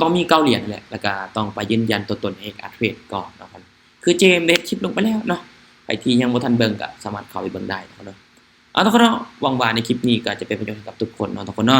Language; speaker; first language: Thai; non-native, local second language; Lao